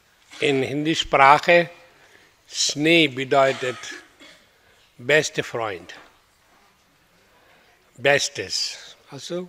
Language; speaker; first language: German; non-native, learner; Hindi